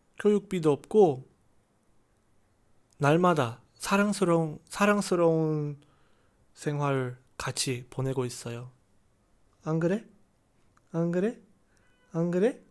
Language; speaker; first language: Korean; non-native, learner; Chinese